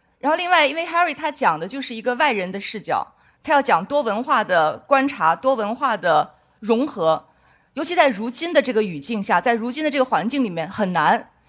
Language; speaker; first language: Chinese; native; Chinese